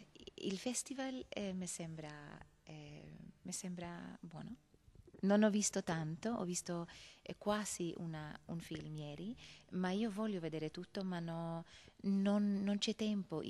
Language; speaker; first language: Italian; non-native, fluent; Swedish